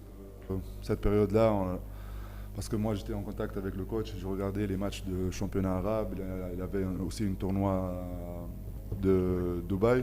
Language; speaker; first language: French; non-native, local second language; Arabic